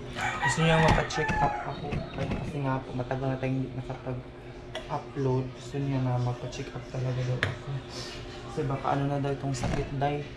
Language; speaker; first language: Filipino; non-native, local second language; Cebuano